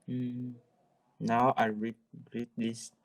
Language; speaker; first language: English; non-native, learner; Vietnamese